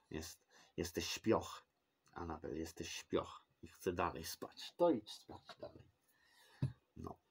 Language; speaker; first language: Polish; early bilingual, heritage; Polish